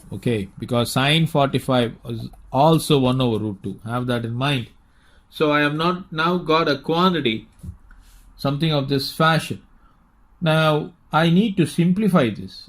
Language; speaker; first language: English; non-native, local second language; Tamil